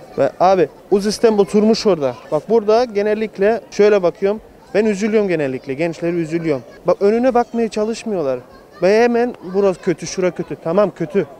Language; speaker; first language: Turkish; early bilingual, heritage; Turkish